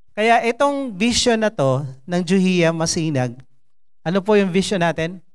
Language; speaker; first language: Filipino; non-native, local second language; Cebuano